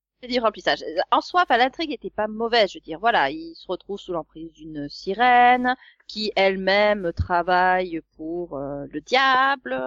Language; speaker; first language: French; native; French